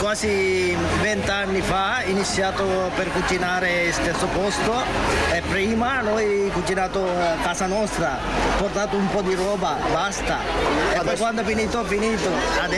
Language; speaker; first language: Italian; non-native, learner; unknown